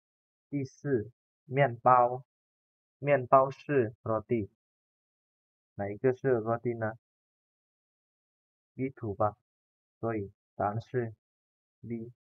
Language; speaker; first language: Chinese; non-native, fluent; Indonesian